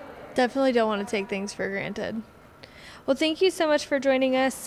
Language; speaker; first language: English; native; English